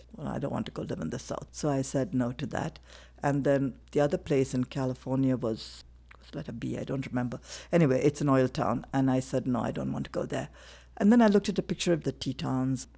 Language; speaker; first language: English; non-native, local second language; Tamil